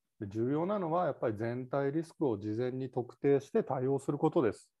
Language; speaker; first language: Japanese; native; Japanese